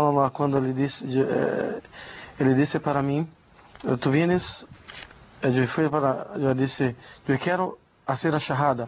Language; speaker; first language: Spanish; non-native, learner; Portuguese